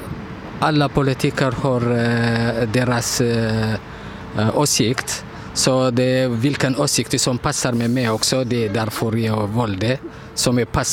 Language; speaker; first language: Swedish; non-native, learner; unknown